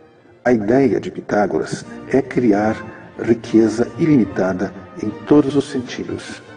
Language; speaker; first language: Portuguese; native; Portuguese